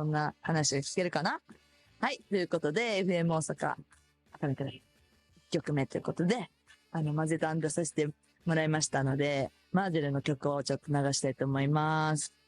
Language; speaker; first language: Japanese; native; Japanese